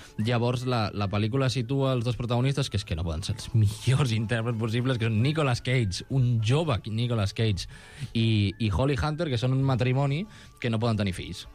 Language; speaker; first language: Catalan; native; Catalan